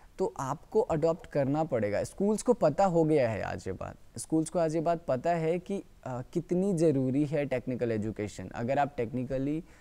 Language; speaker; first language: Hindi; native; Hindi